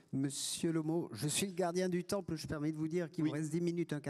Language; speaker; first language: French; native; French